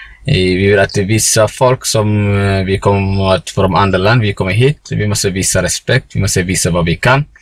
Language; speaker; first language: Swedish; non-native, learner; Somali